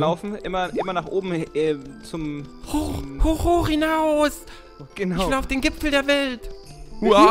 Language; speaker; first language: German; native; German